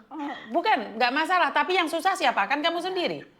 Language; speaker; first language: Indonesian; native; Indonesian